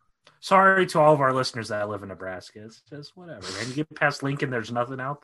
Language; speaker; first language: English; native; English